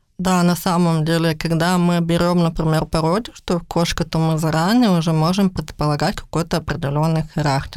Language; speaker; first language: Russian; native; Russian